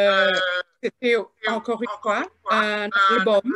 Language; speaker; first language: French; non-native, fluent; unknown